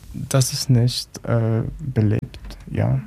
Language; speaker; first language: German; non-native, learner; Polish